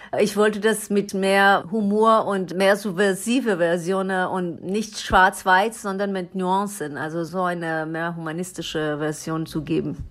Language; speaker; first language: German; non-native, learner; Persian